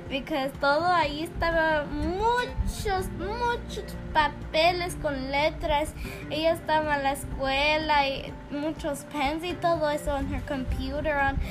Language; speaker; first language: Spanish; early bilingual, heritage; English